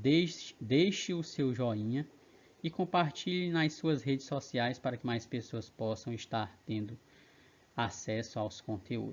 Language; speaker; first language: Portuguese; native; Portuguese